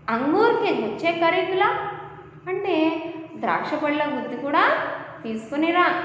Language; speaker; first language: Hindi; non-native, local second language; Telugu